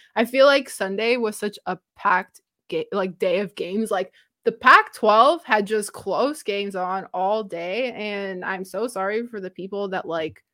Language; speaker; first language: English; non-native, fluent; Romanian